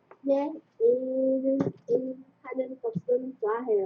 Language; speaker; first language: Korean; non-native, learner; Vietnamese